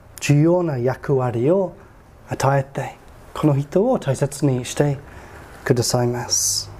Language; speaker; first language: Japanese; non-native, fluent; English